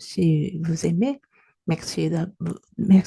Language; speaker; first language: French; non-native, fluent; Japanese